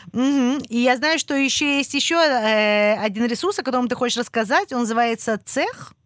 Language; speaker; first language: Russian; early bilingual, heritage; Russian